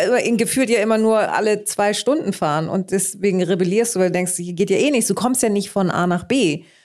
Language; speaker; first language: German; early bilingual, other home language; Greek